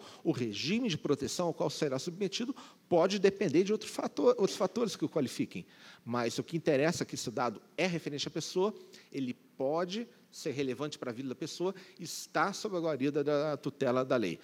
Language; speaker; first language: Portuguese; native; Portuguese